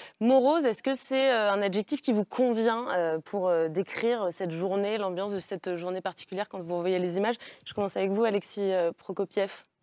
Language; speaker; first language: French; native; French